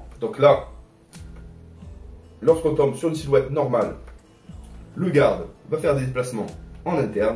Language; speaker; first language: French; native; French